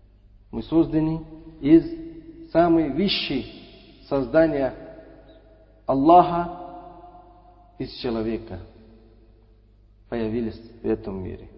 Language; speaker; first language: Russian; non-native, fluent; Uzbek